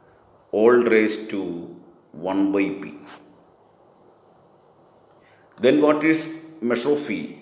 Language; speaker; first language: English; non-native, local second language; Malayalam